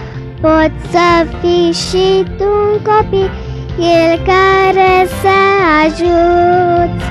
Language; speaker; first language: Romanian; early bilingual, heritage; Romanian